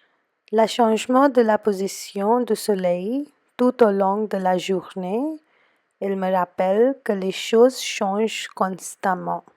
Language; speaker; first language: French; non-native, fluent; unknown